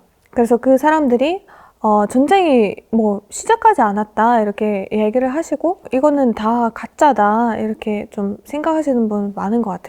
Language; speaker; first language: Korean; non-native, fluent; Russian